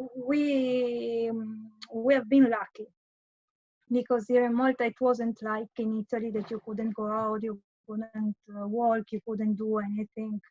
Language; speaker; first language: English; non-native, fluent; Italian